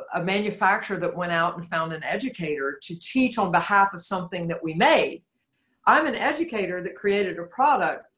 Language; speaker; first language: English; native; English